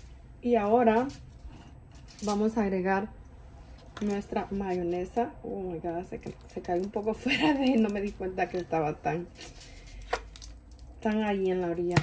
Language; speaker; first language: Spanish; native; Spanish